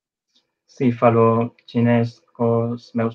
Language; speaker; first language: Portuguese; non-native, fluent; Chinese